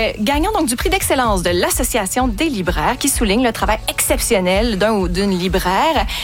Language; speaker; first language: French; native; French